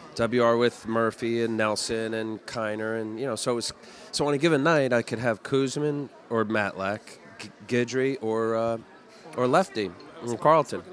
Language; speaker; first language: English; native; English